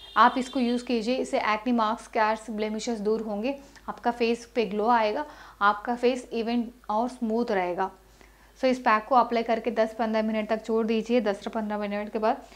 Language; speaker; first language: Hindi; non-native, local second language; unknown